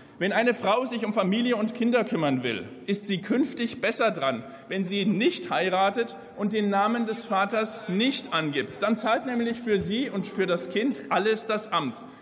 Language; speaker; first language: German; native; German